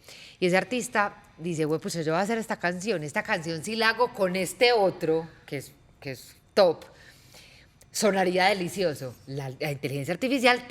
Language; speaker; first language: Spanish; native; Spanish